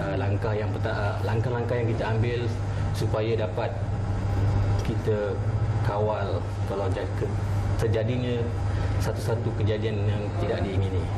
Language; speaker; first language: Malay; native; Malay